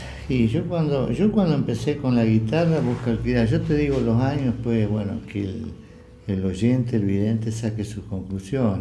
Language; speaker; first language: Spanish; native; Spanish